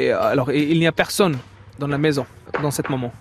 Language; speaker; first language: French; non-native, fluent; Bangla